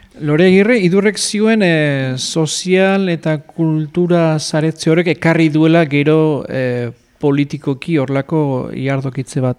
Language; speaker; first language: Basque; native; Basque